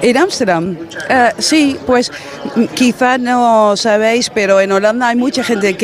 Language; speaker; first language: Spanish; non-native, fluent; Dutch